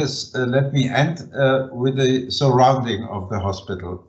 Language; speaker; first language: English; non-native, fluent; German